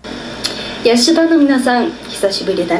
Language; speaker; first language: Japanese; non-native, learner; English